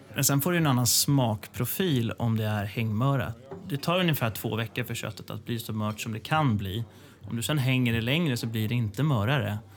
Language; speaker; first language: Swedish; native; Swedish